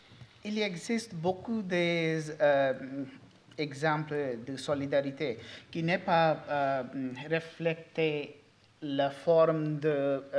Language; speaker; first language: French; non-native, learner; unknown